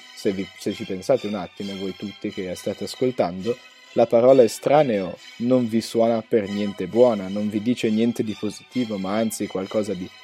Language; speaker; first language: Italian; native; Italian